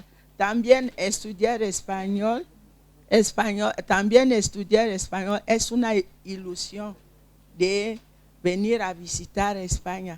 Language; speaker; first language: Spanish; non-native, fluent; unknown